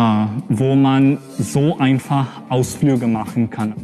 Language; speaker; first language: German; non-native, fluent; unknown